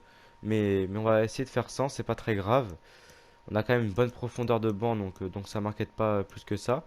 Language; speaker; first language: French; native; French